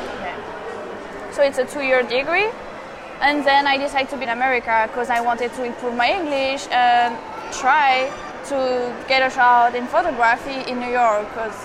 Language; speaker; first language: English; non-native, fluent; French